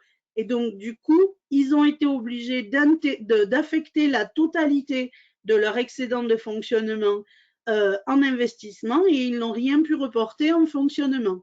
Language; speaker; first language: French; native; French